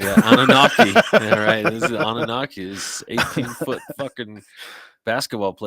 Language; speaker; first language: English; native; English